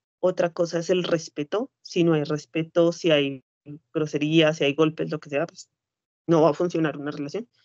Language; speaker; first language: Spanish; native; Spanish